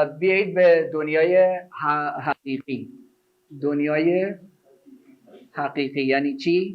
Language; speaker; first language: Persian; non-native, fluent; Urdu